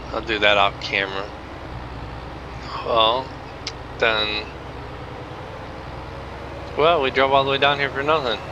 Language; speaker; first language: English; native; English